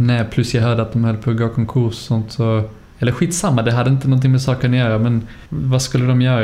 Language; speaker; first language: Swedish; native; Swedish